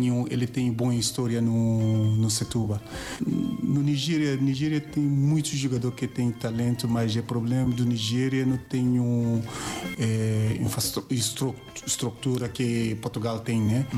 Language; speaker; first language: Portuguese; non-native, learner; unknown